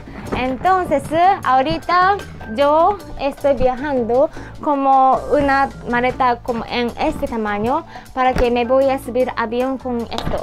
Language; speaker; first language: Spanish; non-native, learner; Japanese